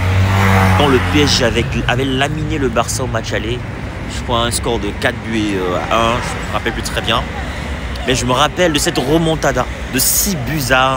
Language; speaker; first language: French; native; French